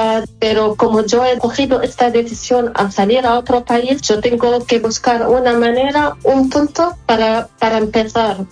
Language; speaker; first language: Spanish; non-native, fluent; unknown